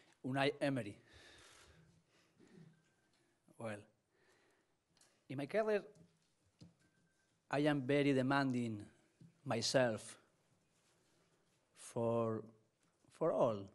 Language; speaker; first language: English; non-native, learner; Spanish